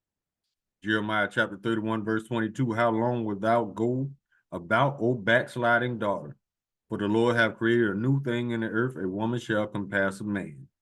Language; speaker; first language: English; native; English